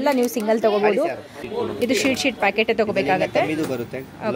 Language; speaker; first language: Kannada; native; Kannada